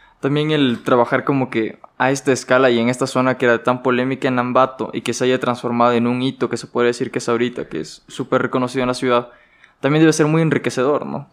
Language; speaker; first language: Spanish; native; Spanish